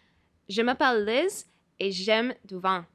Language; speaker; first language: French; non-native, learner; English